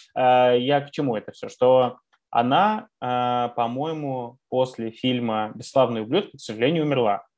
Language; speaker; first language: Russian; native; Russian